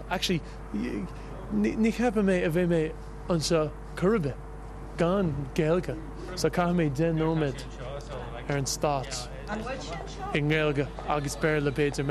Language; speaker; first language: Irish; non-native, learner; English